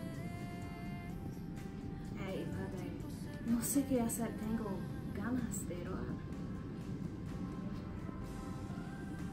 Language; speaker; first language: Spanish; non-native, learner; English